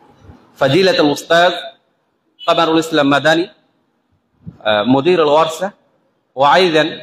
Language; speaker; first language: Arabic; non-native, fluent; Bangla